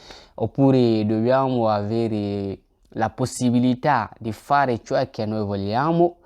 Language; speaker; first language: Italian; non-native, learner; Bambara